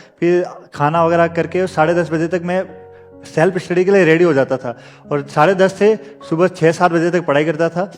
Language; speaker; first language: Hindi; native; Hindi